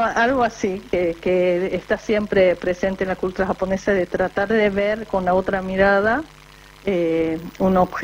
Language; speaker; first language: Spanish; non-native, fluent; Japanese